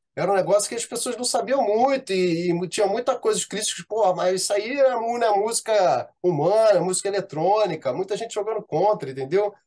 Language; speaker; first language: Portuguese; native; Portuguese